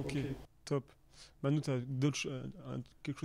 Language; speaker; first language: French; native; French